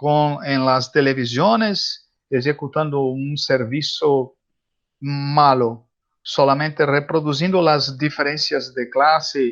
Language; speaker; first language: Spanish; non-native, learner; Portuguese